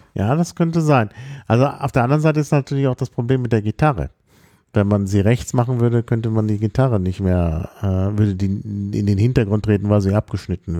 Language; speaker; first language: German; native; German